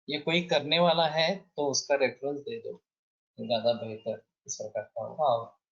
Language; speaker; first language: Hindi; non-native, local second language; Marathi